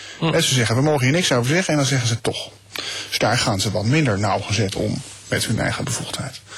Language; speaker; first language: Dutch; native; Dutch